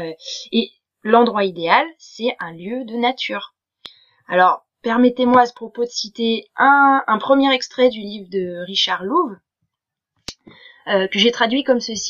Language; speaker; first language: French; native; French